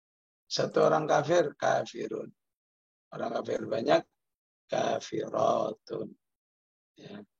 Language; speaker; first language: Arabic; non-native, fluent; Indonesian